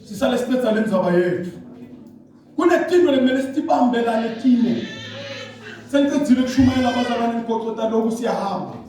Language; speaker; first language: Zulu; non-native, local second language; Swati